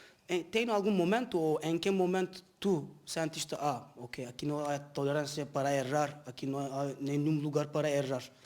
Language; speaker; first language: Portuguese; non-native, learner; Turkish